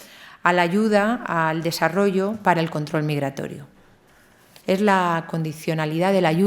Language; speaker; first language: Spanish; native; Spanish